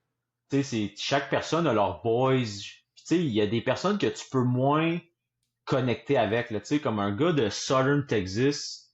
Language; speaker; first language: French; native; French